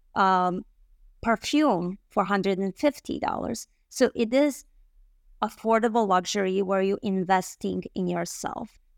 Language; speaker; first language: English; non-native, fluent; Bosnian